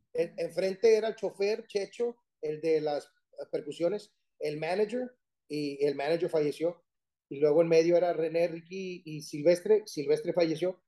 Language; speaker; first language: Spanish; early bilingual, heritage; Spanish